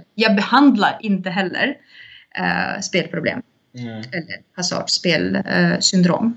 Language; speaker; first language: Swedish; non-native, fluent; Russian